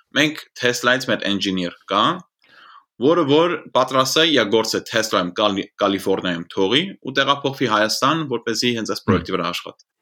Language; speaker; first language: Armenian; early bilingual, heritage; Armenian